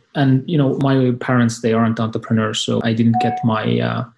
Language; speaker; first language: English; non-native, fluent; Estonian